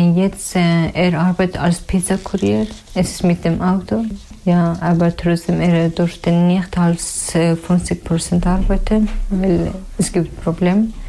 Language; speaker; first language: German; non-native, learner; Persian